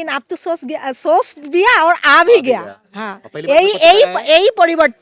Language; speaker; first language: Hindi; non-native, local second language; Assamese